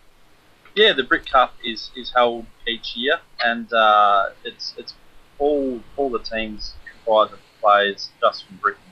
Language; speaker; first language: English; native; English